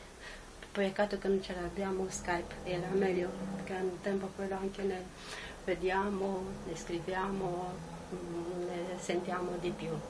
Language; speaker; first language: Italian; non-native, learner; Romanian